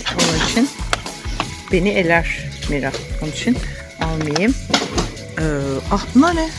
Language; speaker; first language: Turkish; native; Turkish